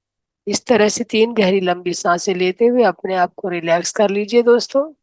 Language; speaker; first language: Hindi; native; Hindi